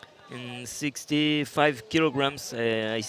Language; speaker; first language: English; non-native, learner; French